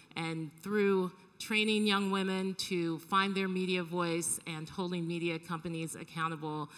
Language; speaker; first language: English; native; English